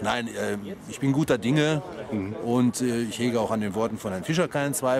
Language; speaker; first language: German; native; German